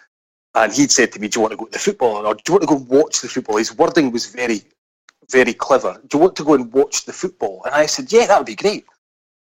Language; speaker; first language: English; native; English